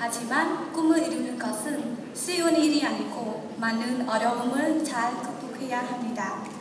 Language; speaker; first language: Korean; non-native, learner; Khmer